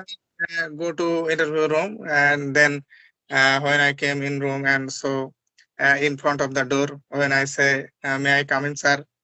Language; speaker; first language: English; non-native, learner; Bangla